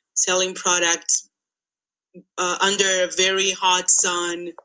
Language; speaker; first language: English; non-native, fluent; Portuguese